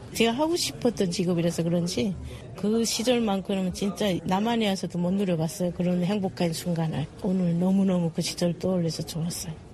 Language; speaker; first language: Korean; native; Korean